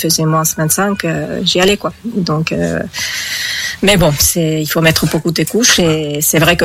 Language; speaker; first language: French; non-native, fluent; Finnish